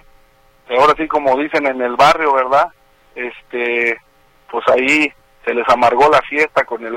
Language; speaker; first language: Spanish; native; Spanish